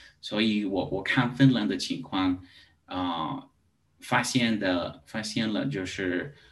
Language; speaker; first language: Chinese; non-native, learner; Spanish